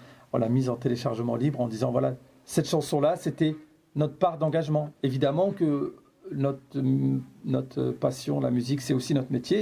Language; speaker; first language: French; native; French